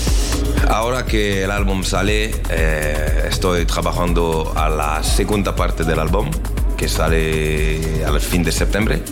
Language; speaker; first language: Spanish; non-native, learner; French